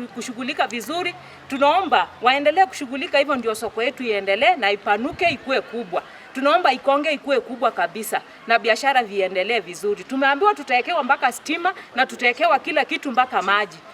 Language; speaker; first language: Swahili; non-native, local second language; Gusii